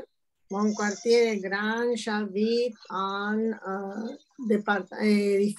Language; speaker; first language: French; non-native, learner; Spanish